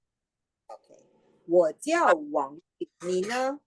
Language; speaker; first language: Chinese; non-native, fluent; Filipino